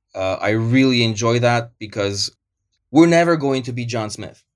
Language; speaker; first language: English; early bilingual, other home language; Polish